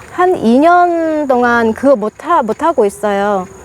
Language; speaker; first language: Korean; non-native, fluent; Vietnamese